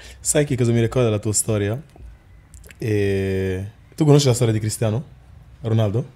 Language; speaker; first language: Italian; early bilingual, other home language; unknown